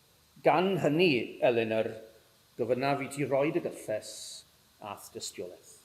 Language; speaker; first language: Welsh; native; Welsh